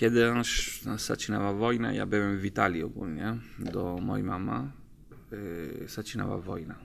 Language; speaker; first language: Polish; non-native, learner; Italian